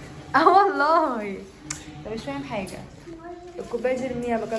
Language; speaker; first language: Arabic; native; Arabic